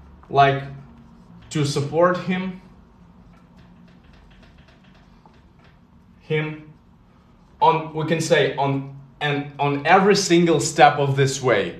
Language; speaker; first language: English; non-native, fluent; Ukrainian